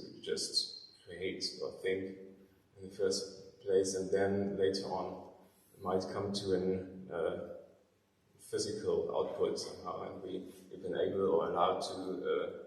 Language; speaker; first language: English; non-native, fluent; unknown